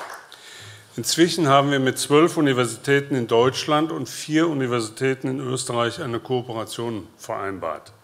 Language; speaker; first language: German; native; German